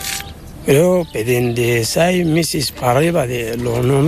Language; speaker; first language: Spanish; non-native, learner; Arabic